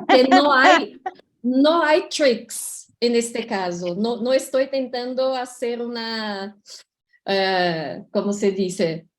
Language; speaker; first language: Spanish; non-native, fluent; Portuguese